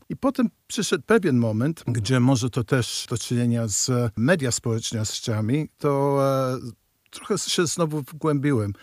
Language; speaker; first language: Polish; early bilingual, heritage; Polish